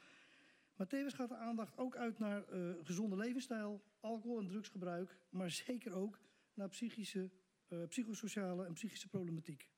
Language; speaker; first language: Dutch; native; Dutch